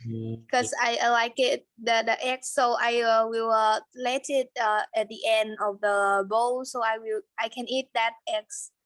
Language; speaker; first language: English; non-native, learner; Vietnamese